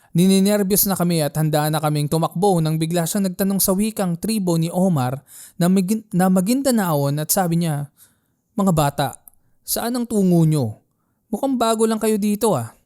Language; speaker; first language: Filipino; native; Filipino